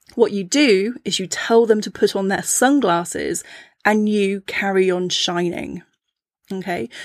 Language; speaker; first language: English; native; English